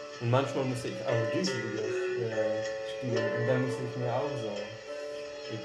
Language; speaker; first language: German; non-native, learner; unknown